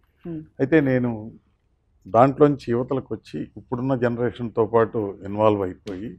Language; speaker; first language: Telugu; native; Telugu